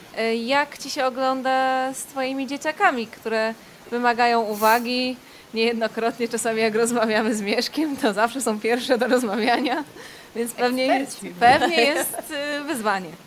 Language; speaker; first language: Polish; native; Polish